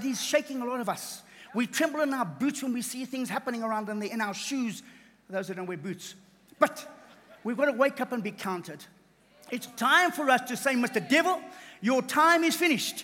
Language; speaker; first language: English; native; English